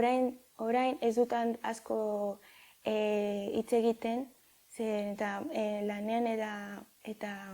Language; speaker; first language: Basque; non-native, local second language; Spanish